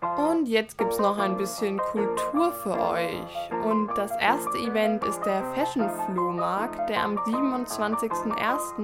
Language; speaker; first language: German; native; German